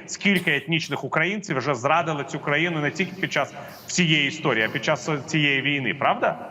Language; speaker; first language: Ukrainian; non-native, local second language; Russian